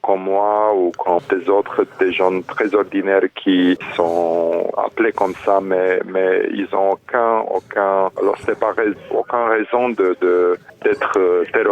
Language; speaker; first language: French; non-native, fluent; Romanian